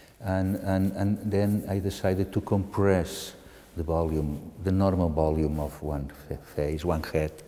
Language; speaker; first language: English; non-native, fluent; Catalan